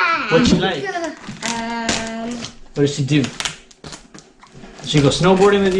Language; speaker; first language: English; native; English